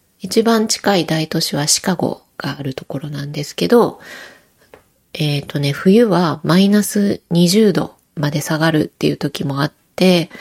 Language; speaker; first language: Japanese; native; Japanese